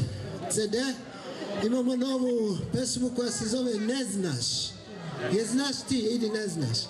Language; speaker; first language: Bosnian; non-native, fluent; Swahili